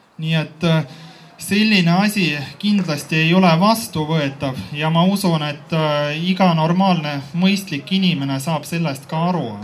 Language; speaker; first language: Estonian; native; Estonian